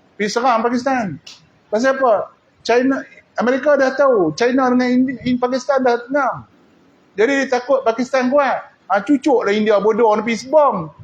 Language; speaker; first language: Malay; native; Malay